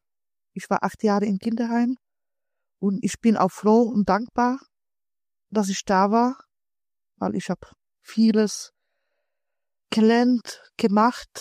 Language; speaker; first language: German; early bilingual, other home language; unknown